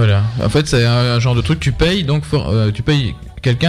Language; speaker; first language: French; native; French